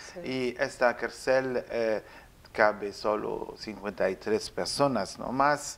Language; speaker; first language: Spanish; non-native, learner; French